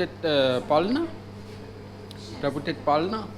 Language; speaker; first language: Russian; non-native, learner; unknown